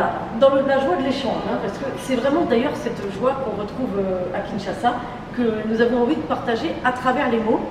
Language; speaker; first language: French; native; French